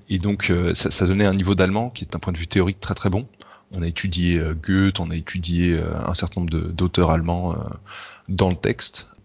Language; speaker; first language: French; native; French